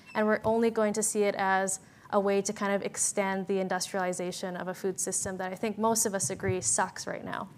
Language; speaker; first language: English; native; English